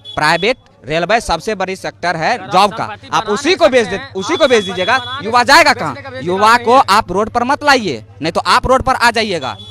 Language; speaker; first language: Hindi; native; Hindi